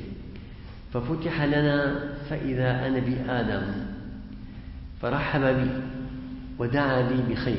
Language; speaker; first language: Arabic; native; Arabic